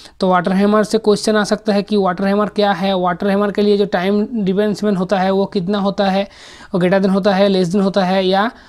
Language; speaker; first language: Hindi; non-native, local second language; Bangla